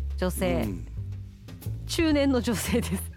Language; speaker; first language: Japanese; native; Japanese